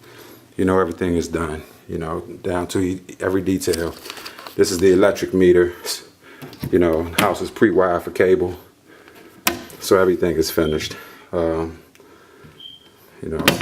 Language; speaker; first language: English; native; English